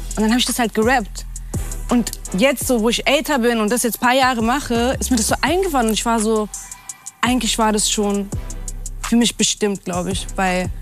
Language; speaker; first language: German; early bilingual, other home language; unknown